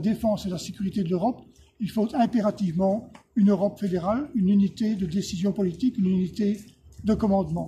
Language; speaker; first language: French; native; French